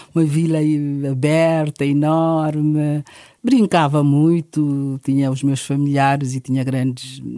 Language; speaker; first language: Portuguese; non-native, local second language; Upper Guinea Crioulo